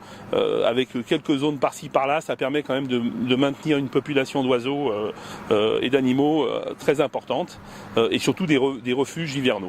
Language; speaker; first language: French; native; French